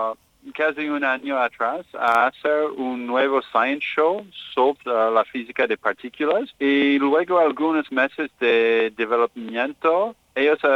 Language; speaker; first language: Spanish; non-native, learner; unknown